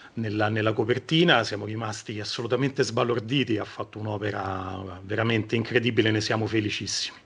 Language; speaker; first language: Italian; native; Italian